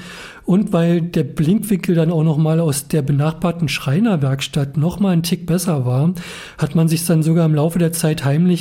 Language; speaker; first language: German; native; German